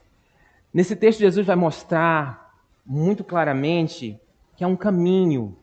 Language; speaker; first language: Portuguese; native; Portuguese